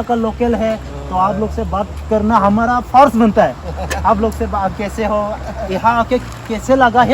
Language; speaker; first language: Hindi; non-native, local second language; Bodo